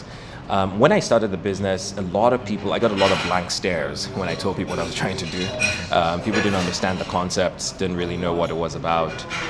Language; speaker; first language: English; non-native, local second language; Yoruba